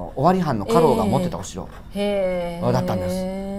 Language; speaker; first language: Japanese; native; Japanese